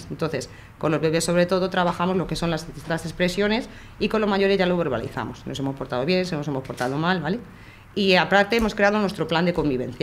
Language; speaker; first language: Spanish; native; Spanish